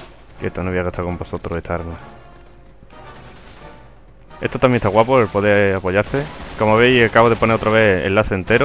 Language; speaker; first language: Spanish; native; Spanish